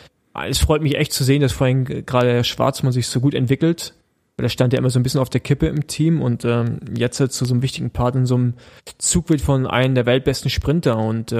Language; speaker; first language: German; native; German